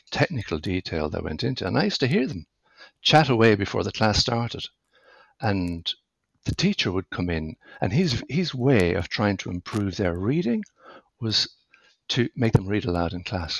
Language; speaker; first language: English; native; English